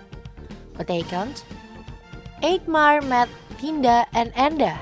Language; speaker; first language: Dutch; non-native, learner; Indonesian